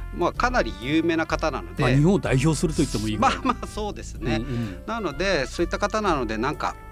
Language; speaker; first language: Japanese; native; Japanese